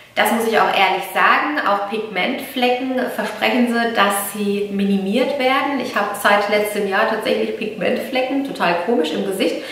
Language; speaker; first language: German; early bilingual, other home language; Italian